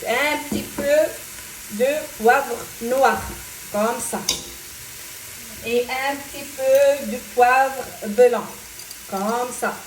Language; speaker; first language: French; non-native, local second language; Arabic